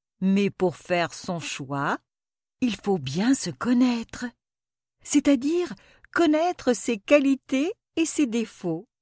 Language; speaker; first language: French; non-native, local second language; Arabic